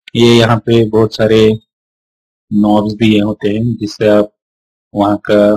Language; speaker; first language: Hindi; non-native, local second language; Marathi